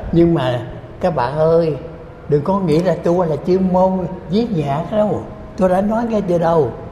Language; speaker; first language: Vietnamese; early bilingual, heritage; Vietnamese